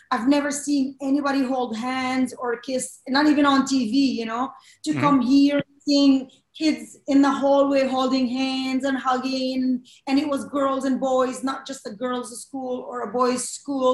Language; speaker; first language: English; non-native, fluent; Arabic